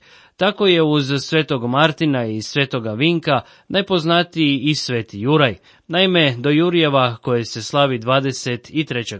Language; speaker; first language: Croatian; native; Croatian